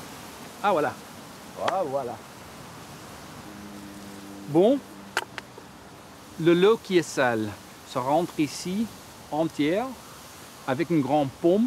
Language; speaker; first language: French; non-native, learner; Dutch